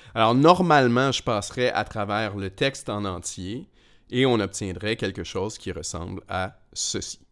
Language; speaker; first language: French; native; French